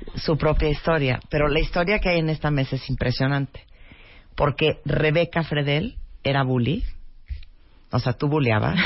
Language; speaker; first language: Spanish; early bilingual, other home language; English